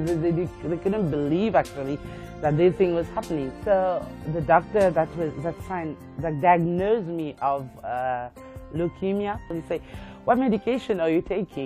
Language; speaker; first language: English; non-native, local second language; Morisyen